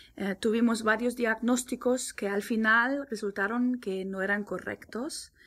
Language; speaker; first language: Spanish; non-native, fluent; German